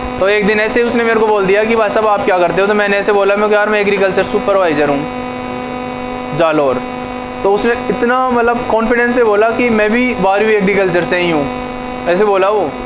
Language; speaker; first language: Hindi; native; Hindi